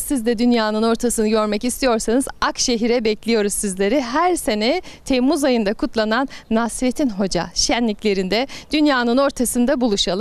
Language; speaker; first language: Turkish; native; Turkish